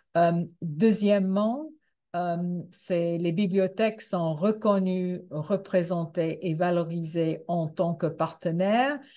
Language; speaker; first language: French; non-native, fluent; English